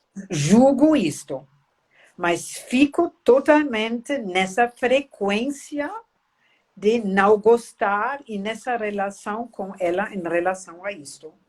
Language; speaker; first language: Portuguese; non-native, fluent; German